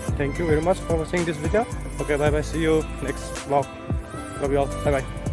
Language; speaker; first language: Hindi; non-native, local second language; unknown